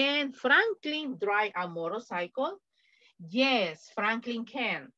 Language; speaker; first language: English; non-native, fluent; Spanish